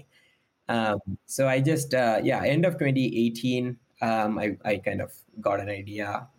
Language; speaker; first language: English; non-native, local second language; Malayalam